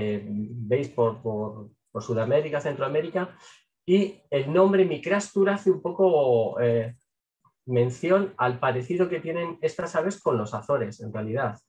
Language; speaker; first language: Spanish; native; Spanish